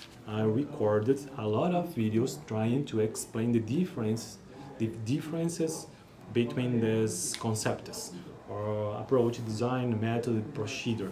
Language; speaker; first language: English; non-native, learner; Portuguese